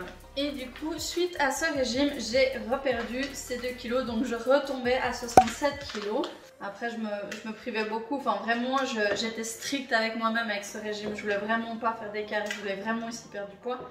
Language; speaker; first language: French; native; French